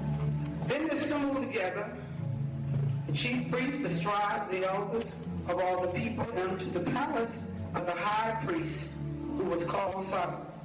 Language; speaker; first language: English; native; English